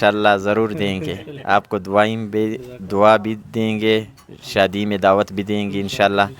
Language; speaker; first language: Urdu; non-native, local second language; Pashto